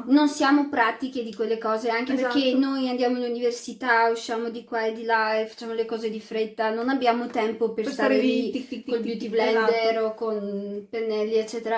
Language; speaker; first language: Italian; early bilingual, other home language; Arabic